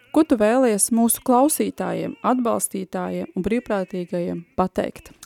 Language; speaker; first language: Latvian; native; Latvian